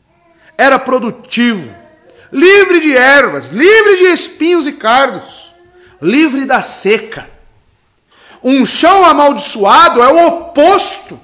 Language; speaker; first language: Portuguese; native; Portuguese